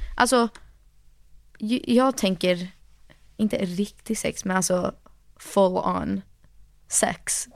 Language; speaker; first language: Swedish; early bilingual, heritage; Swedish